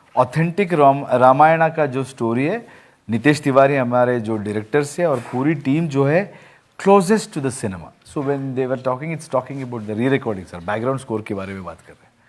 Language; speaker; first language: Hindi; non-native, local second language; Kannada